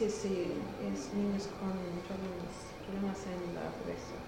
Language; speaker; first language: Spanish; non-native, learner; Swedish